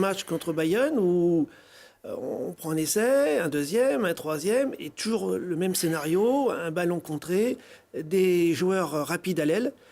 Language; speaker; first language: French; native; French